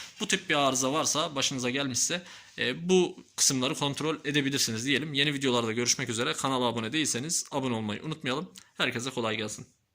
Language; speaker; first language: Turkish; native; Turkish